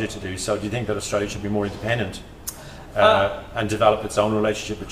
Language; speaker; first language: English; native; English